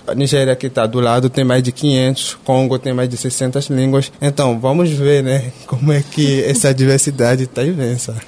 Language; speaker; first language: Portuguese; non-native, fluent; Fon